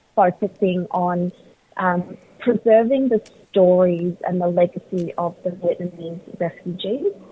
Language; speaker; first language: English; early bilingual, other home language; Vietnamese